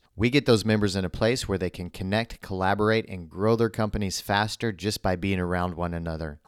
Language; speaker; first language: English; native; English